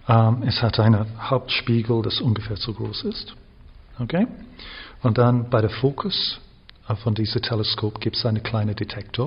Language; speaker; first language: German; non-native, fluent; English